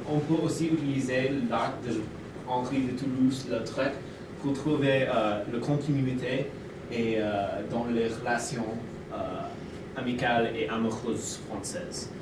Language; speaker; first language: French; non-native, learner; English